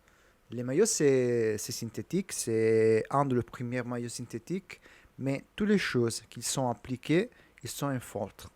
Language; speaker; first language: French; non-native, learner; Italian